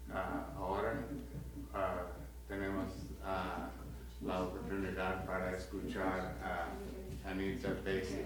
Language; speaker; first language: Spanish; non-native, learner; English